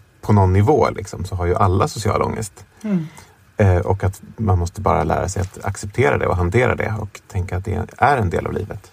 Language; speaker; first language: Swedish; native; Swedish